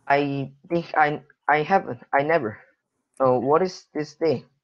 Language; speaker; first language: English; non-native, learner; Korean